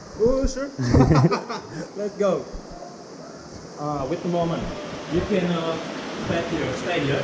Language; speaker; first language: English; non-native, learner; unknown